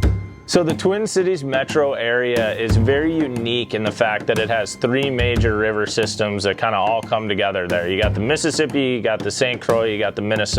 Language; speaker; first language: English; native; English